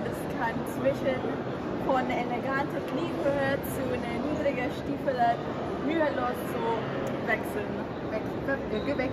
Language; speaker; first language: German; early bilingual, heritage; German